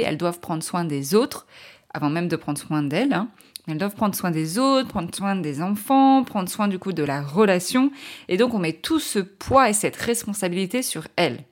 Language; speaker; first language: French; native; French